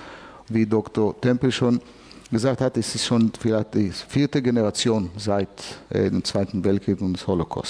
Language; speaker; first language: German; non-native, fluent; Hebrew